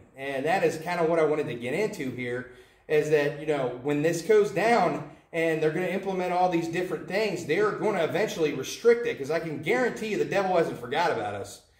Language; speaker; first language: English; native; English